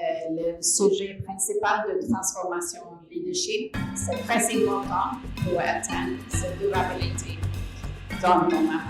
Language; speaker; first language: French; non-native, fluent; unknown